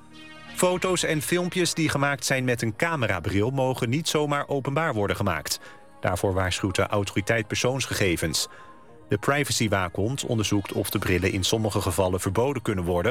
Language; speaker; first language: Dutch; native; Dutch